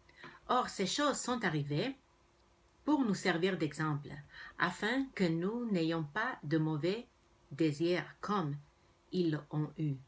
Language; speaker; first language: French; non-native, fluent; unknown